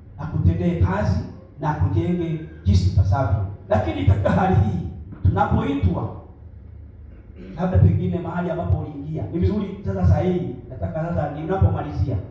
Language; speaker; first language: Swahili; non-native, local second language; Kikuyu